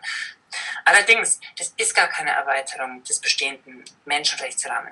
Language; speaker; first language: German; native; German